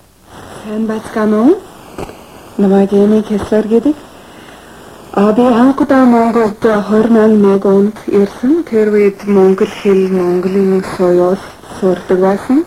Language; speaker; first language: Mongolian; non-native, fluent; English